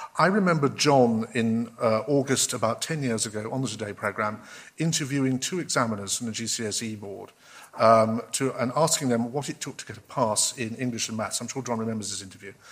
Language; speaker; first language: English; native; English